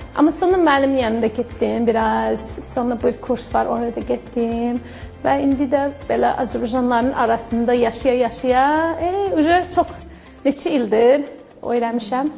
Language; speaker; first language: Azerbaijani; non-native, fluent; English